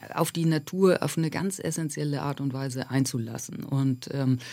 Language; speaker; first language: German; native; German